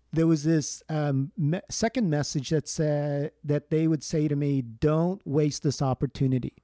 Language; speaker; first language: English; early bilingual, other home language; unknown